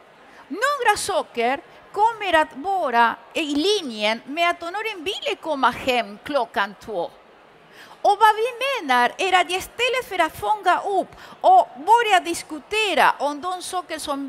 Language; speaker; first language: Swedish; early bilingual, other home language; Spanish